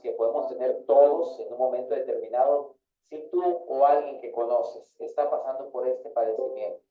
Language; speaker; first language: Spanish; native; Spanish